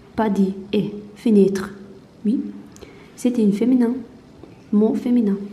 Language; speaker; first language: French; non-native, learner; Norwegian